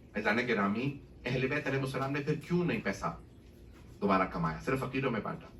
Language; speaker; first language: Urdu; native; Urdu